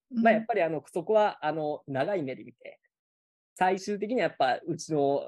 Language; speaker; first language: Japanese; native; Japanese